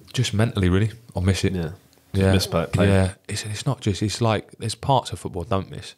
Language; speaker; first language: English; native; English